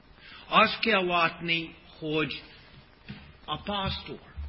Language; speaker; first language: Hungarian; non-native, fluent; English